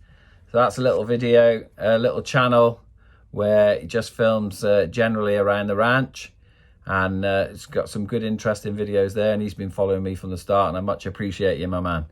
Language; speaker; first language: English; native; English